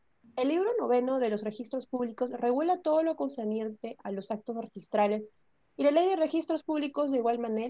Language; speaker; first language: Spanish; native; Spanish